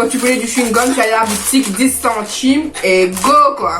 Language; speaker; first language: French; native; French